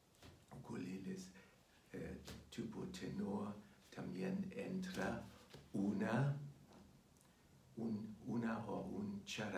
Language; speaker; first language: Spanish; non-native, fluent; German